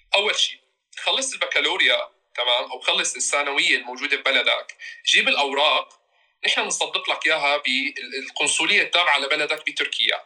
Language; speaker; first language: Arabic; native; Arabic